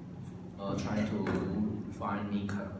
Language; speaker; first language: English; non-native, learner; Chinese